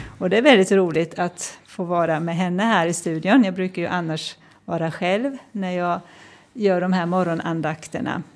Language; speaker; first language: Swedish; native; Swedish